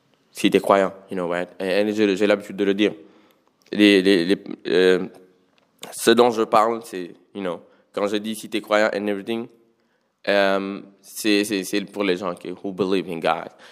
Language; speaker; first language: French; non-native, local second language; Wolof